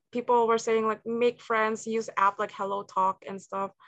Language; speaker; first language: English; native; English